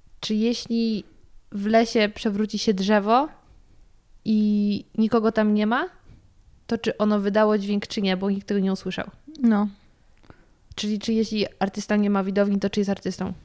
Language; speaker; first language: Polish; native; Polish